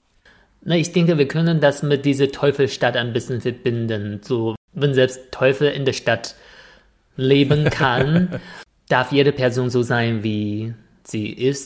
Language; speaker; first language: German; non-native, fluent; Chinese